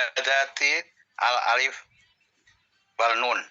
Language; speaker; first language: Arabic; non-native, learner; Indonesian